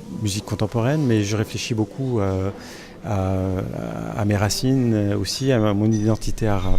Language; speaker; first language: French; non-native, local second language; Arabic